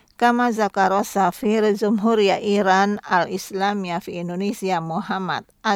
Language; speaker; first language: Arabic; non-native, fluent; Indonesian